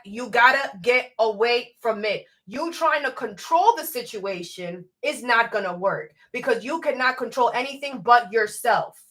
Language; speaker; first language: English; native; English